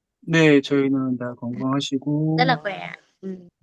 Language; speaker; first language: Korean; native; Korean